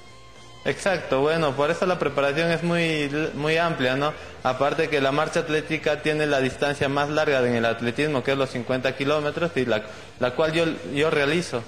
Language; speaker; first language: Spanish; native; Spanish